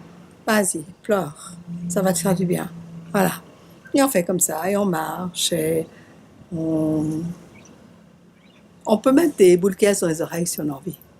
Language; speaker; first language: French; native; French